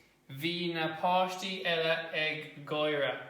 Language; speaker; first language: Irish; non-native, local second language; English